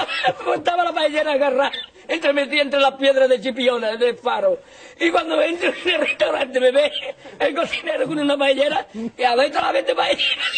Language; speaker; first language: Spanish; native; Spanish